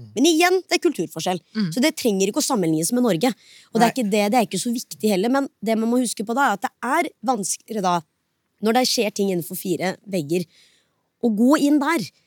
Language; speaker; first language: Norwegian; early bilingual, other home language; Hindi